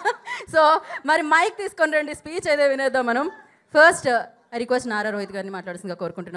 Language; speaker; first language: Telugu; native; Telugu